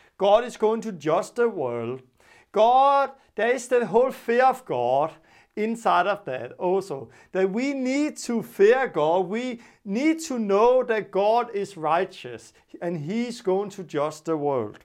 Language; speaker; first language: English; non-native, fluent; Danish